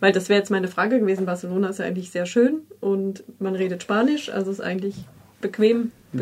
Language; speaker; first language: German; native; German